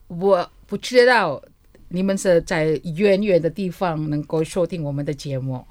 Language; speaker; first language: Chinese; non-native, fluent; Indonesian